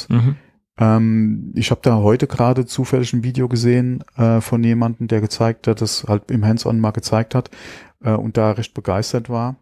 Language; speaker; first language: German; native; German